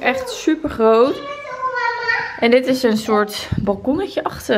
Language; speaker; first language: Dutch; native; Dutch